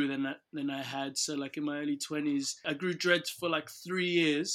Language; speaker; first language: English; non-native, local second language; Yoruba